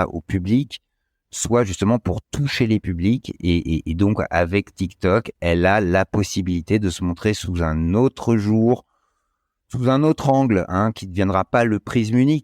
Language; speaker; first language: French; native; French